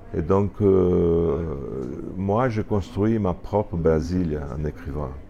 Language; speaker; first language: French; non-native, fluent; Portuguese